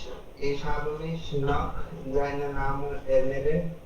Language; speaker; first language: German; non-native, learner; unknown